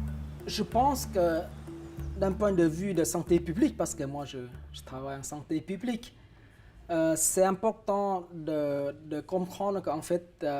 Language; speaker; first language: French; non-native, fluent; Vietnamese